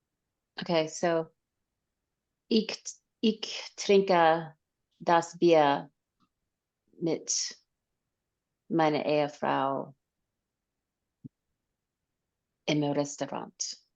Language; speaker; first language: German; non-native, learner; English